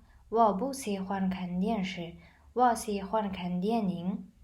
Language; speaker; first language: Chinese; non-native, fluent; Mongolian